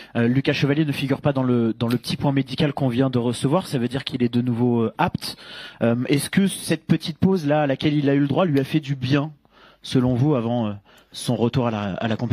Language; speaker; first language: French; native; French